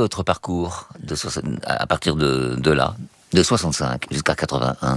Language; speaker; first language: French; native; French